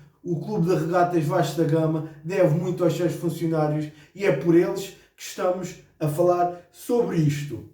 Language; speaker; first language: Portuguese; native; Portuguese